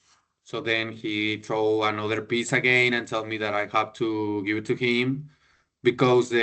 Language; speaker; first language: English; non-native, learner; Spanish